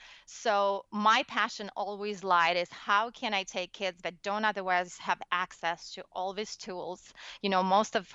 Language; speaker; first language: English; non-native, fluent; Russian